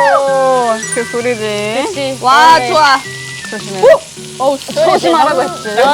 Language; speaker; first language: Korean; non-native, fluent; German